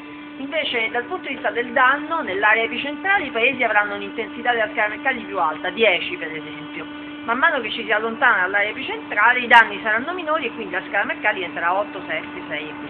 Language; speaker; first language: Italian; native; Italian